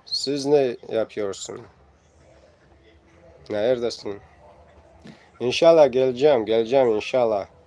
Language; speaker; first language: Turkish; non-native, learner; Tajik